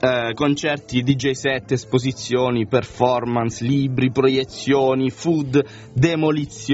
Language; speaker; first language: Italian; native; Italian